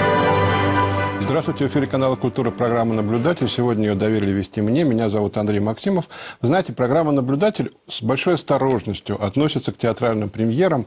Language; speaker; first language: Russian; native; Russian